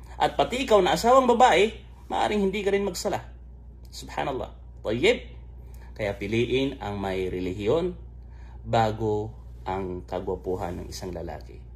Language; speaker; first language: Filipino; non-native, local second language; Maranao